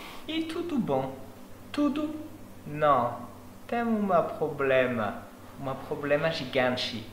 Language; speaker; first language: Portuguese; non-native, learner; French